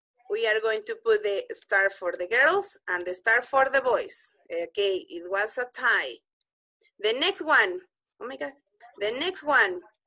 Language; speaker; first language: English; non-native, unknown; Spanish